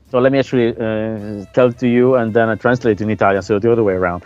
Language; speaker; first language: English; non-native, fluent; Italian